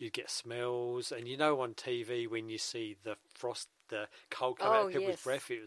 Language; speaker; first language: English; native; English